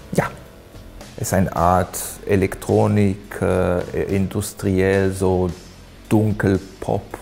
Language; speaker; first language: German; non-native, fluent; Hebrew